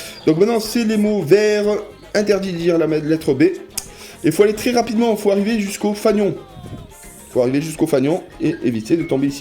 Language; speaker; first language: French; native; French